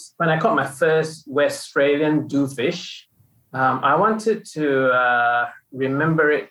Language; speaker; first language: English; non-native, local second language; Min Nan Chinese